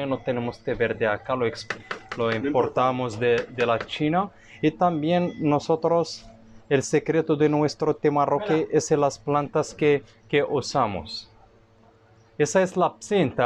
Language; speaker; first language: Spanish; non-native, fluent; Arabic